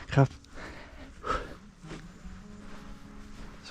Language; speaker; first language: Thai; non-native, learner; Russian